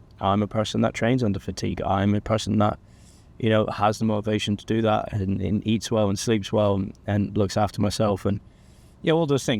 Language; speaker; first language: English; native; English